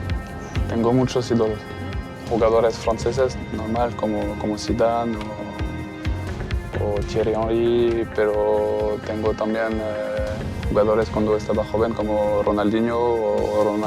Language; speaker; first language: Spanish; non-native, fluent; French